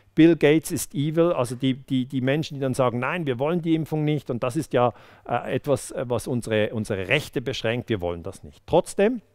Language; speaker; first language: German; native; German